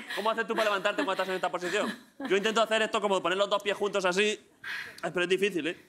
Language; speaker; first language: Spanish; native; Spanish